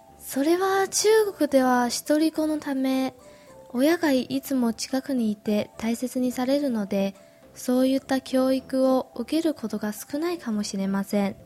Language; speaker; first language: Japanese; non-native, fluent; Chinese